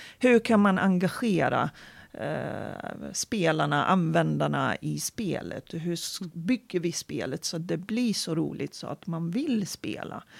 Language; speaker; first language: Swedish; non-native, fluent; Arabic